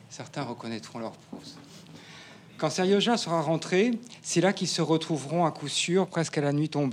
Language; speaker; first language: French; native; French